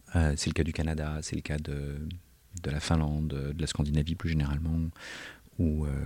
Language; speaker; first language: French; native; French